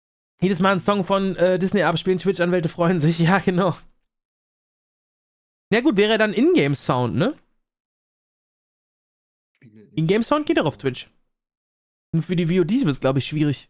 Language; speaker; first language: German; native; German